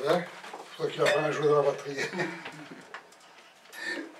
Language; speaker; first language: French; native; French